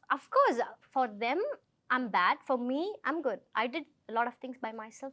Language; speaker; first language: English; non-native, local second language; Tamil